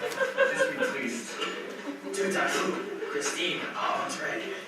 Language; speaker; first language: French; non-native, learner; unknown